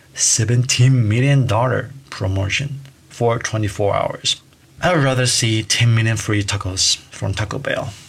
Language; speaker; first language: English; non-native, fluent; Chinese